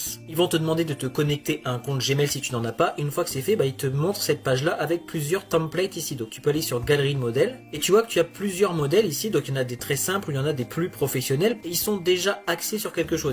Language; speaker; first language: French; native; French